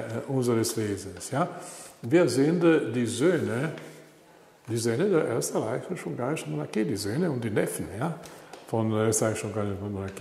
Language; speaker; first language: German; non-native, learner; Italian